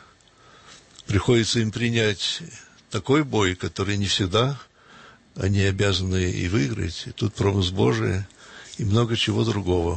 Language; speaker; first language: Russian; early bilingual, heritage; Russian